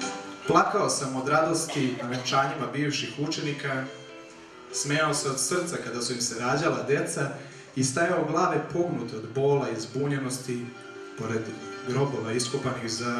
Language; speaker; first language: Serbian; native; Serbian